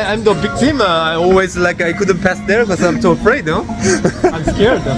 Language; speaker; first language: English; non-native, fluent; Korean